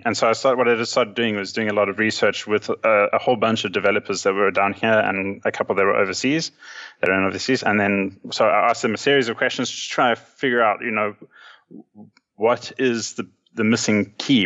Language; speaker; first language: English; native; English